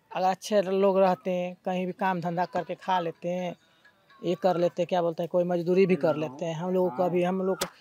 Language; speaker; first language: Hindi; native; Hindi